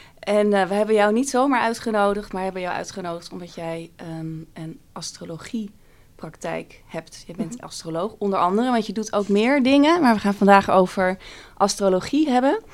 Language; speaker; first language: Dutch; native; Dutch